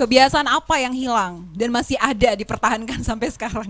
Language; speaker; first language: Indonesian; native; Indonesian